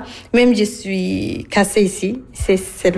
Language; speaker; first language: French; non-native, learner; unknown